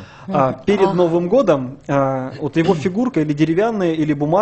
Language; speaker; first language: Russian; native; Russian